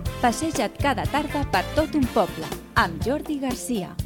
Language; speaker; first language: Catalan; native; Catalan